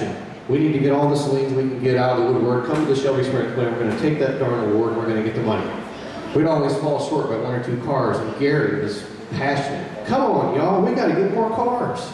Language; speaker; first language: English; native; English